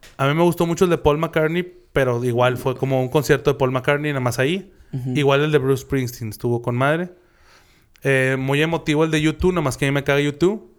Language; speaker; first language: Spanish; native; Spanish